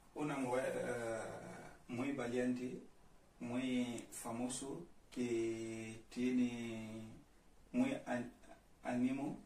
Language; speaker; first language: Spanish; non-native, learner; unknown